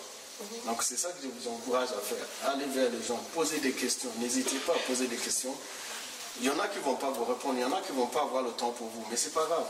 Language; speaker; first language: French; non-native, fluent; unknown